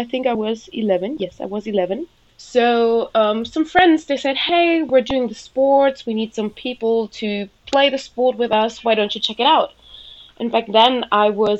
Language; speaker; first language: English; non-native, fluent; German